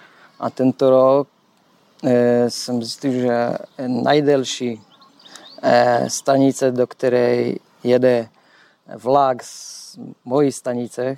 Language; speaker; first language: Czech; non-native, learner; Polish